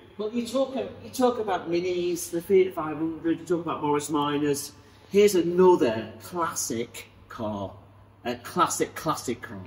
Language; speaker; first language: English; native; English